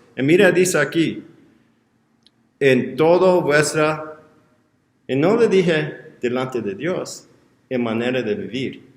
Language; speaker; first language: Spanish; non-native, learner; English